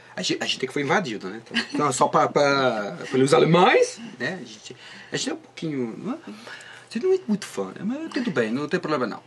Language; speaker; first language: Portuguese; non-native, fluent; French